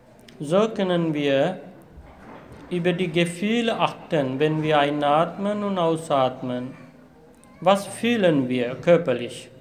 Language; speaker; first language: German; non-native, fluent; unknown